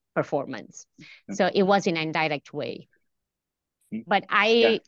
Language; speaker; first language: English; non-native, fluent; Italian